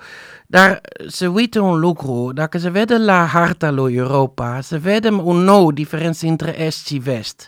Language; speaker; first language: Romanian; non-native, fluent; Dutch